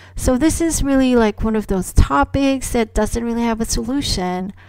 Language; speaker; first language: English; non-native, local second language; Cebuano